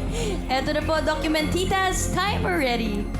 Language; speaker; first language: Filipino; native; Filipino